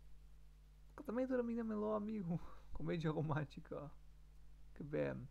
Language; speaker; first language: Portuguese; non-native, learner; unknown